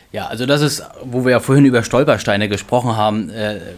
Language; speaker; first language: German; native; German